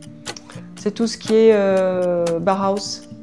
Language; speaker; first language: French; native; French